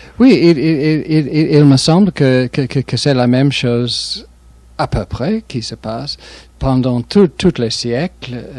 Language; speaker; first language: French; non-native, fluent; English